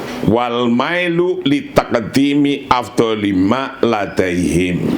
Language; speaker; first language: Arabic; non-native, fluent; Indonesian